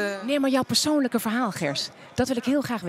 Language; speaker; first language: Dutch; native; Dutch